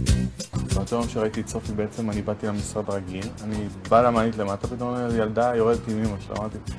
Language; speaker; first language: Hebrew; native; Hebrew